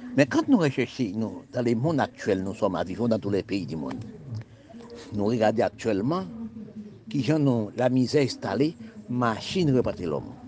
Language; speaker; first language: French; non-native, local second language; Haitian Creole